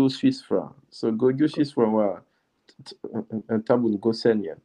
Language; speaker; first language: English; non-native, fluent; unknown